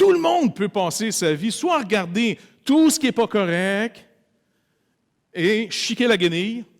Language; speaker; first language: French; native; French